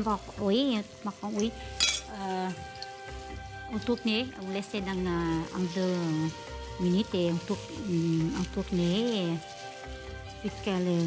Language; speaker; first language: French; non-native, learner; Vietnamese